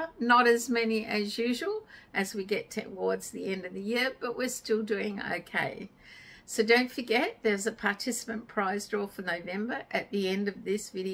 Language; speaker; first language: English; native; English